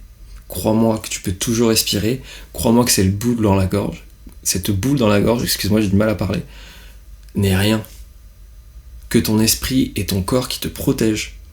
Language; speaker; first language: French; native; French